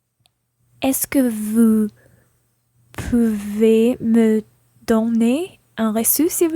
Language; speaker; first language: French; non-native, learner; English